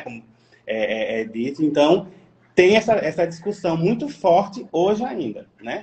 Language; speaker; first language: Portuguese; native; Portuguese